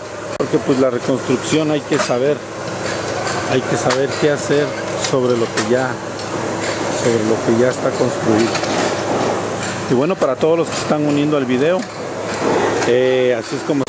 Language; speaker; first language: Spanish; native; Spanish